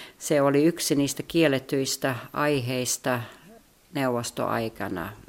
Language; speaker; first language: Finnish; non-native, fluent; Latvian